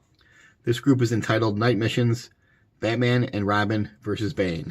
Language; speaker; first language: English; native; English